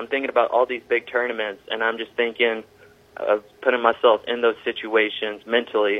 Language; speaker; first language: English; native; English